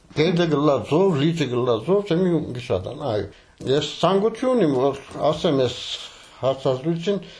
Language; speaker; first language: Armenian; early bilingual, heritage; Armenian